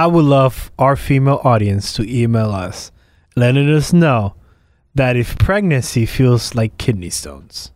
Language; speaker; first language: English; native; English